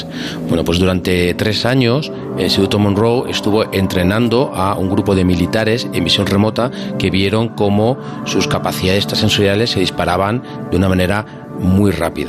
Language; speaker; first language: Spanish; native; Spanish